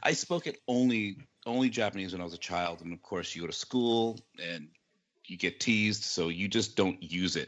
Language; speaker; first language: English; early bilingual, other home language; Japanese